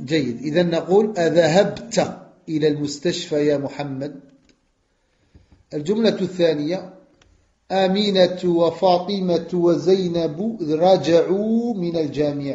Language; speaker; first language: Arabic; non-native, fluent; French